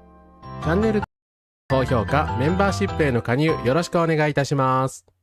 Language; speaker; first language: Japanese; native; Japanese